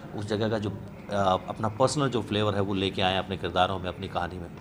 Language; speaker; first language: Hindi; native; Hindi